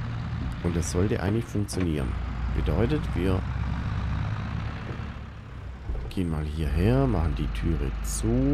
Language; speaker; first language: German; native; German